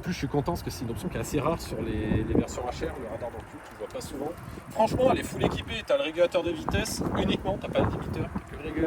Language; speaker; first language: French; native; French